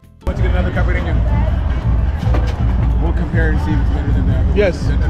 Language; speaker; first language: English; native; English